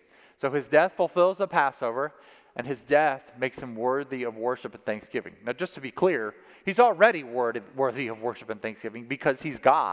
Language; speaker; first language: English; native; English